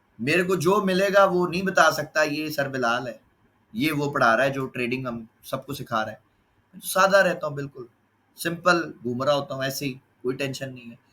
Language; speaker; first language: Urdu; non-native, local second language; Punjabi